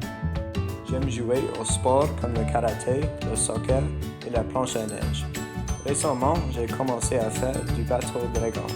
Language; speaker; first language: French; non-native, learner; English